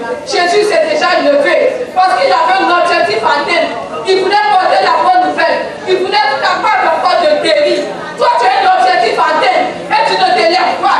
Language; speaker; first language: French; non-native, local second language; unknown